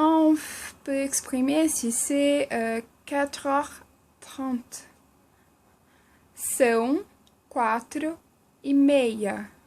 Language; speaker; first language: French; non-native, fluent; Portuguese